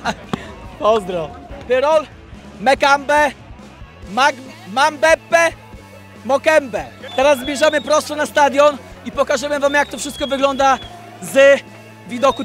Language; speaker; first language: Polish; native; Polish